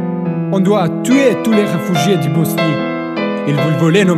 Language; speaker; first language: French; non-native, learner; Serbian